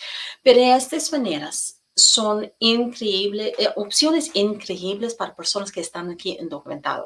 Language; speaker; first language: Spanish; non-native, fluent; English